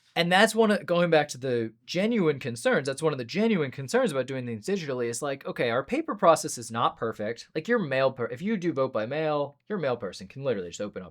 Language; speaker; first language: English; native; English